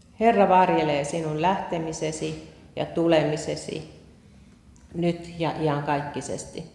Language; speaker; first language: Finnish; native; Finnish